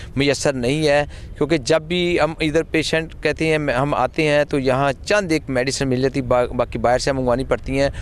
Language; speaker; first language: Urdu; non-native, local second language; Punjabi